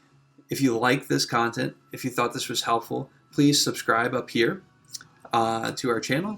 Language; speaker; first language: English; native; English